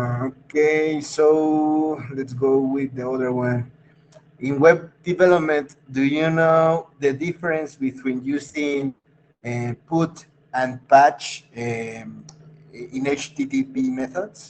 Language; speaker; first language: English; non-native, fluent; Spanish